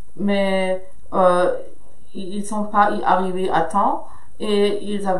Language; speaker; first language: French; non-native, fluent; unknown